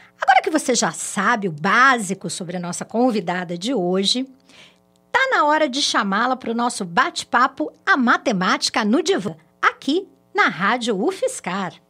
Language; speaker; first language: Portuguese; native; Portuguese